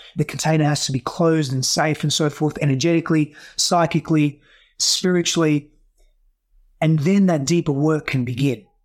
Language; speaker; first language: English; non-native, local second language; Greek